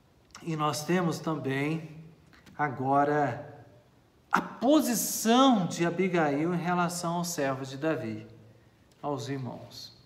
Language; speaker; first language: Portuguese; native; Portuguese